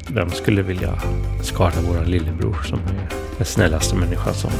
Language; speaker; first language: Swedish; native; Swedish